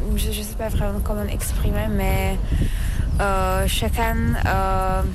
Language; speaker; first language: French; non-native, learner; Slovak